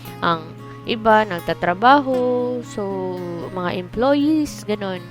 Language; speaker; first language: Filipino; non-native, local second language; Cebuano